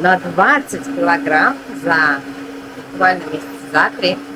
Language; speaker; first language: Russian; native; Russian